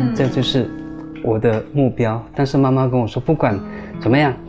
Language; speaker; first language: Chinese; non-native, local second language; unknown